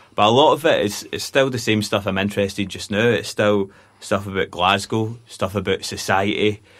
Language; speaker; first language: English; native; English